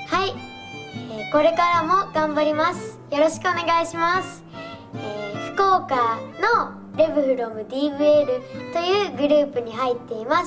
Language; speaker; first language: Japanese; native; Japanese